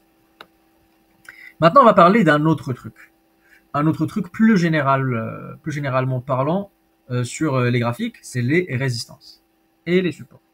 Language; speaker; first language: French; native; French